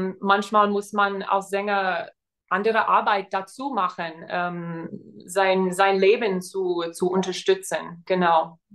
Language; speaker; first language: German; non-native, fluent; English